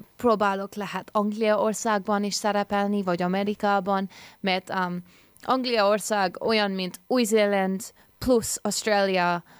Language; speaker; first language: Hungarian; early bilingual, heritage; English